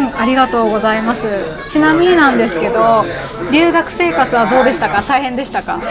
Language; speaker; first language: Japanese; native; Japanese